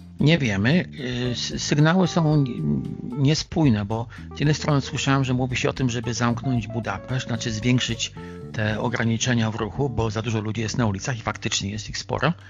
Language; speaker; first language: Polish; native; Polish